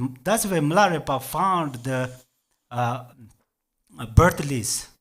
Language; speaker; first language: English; non-native, learner; Tibetan